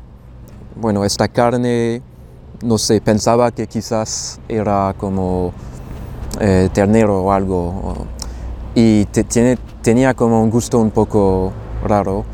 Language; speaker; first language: Spanish; non-native, fluent; French